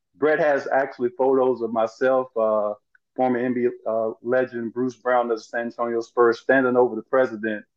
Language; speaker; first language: English; native; English